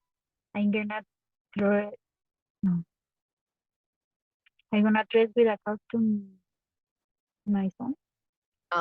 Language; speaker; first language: English; non-native, learner; Spanish